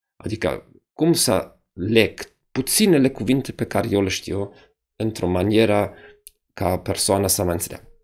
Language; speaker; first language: Romanian; non-native, fluent; German